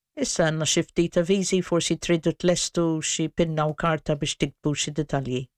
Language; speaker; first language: Maltese; native; Maltese